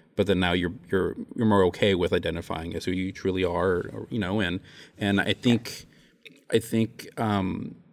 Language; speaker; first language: English; native; English